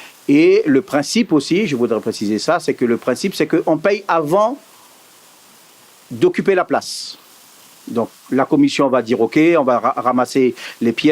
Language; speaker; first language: French; native; French